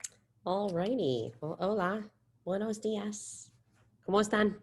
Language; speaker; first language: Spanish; non-native, fluent; English